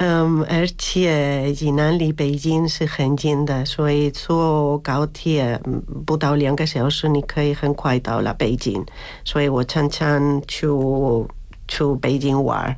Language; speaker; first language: Chinese; non-native, fluent; Spanish